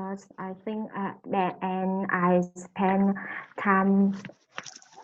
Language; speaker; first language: English; non-native, learner; Vietnamese